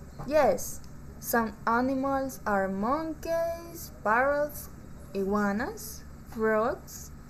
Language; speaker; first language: English; non-native, learner; Spanish